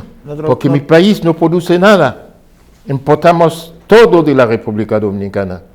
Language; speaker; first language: Spanish; non-native, fluent; Haitian Creole